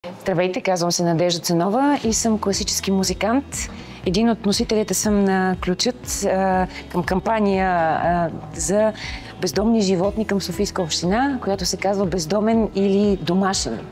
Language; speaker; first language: Bulgarian; native; Bulgarian